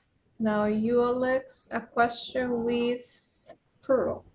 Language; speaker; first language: English; non-native, fluent; Spanish